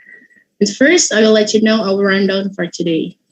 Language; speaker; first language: English; non-native, fluent; Indonesian